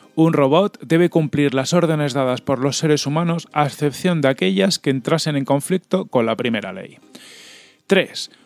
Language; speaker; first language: Spanish; native; Spanish